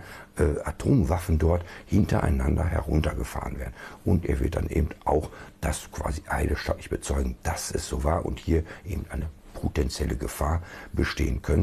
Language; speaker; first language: German; native; German